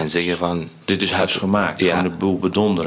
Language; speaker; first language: Dutch; non-native, learner; Arabic